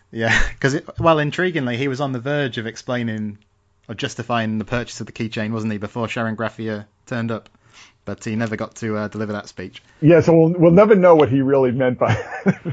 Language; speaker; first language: English; native; English